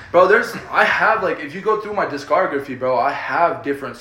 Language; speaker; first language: English; early bilingual, other home language; Spanish